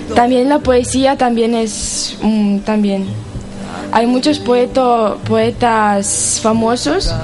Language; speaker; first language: Spanish; non-native, learner; Ukrainian